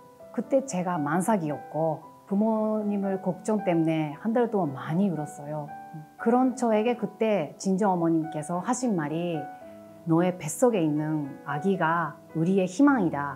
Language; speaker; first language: Korean; non-native, fluent; Japanese